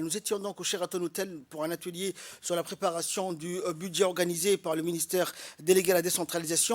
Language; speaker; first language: French; native; French